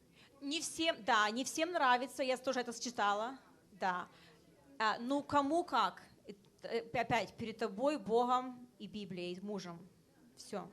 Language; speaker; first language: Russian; early bilingual, heritage; Russian